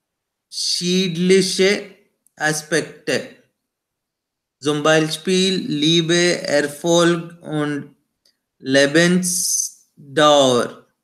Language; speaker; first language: German; non-native, learner; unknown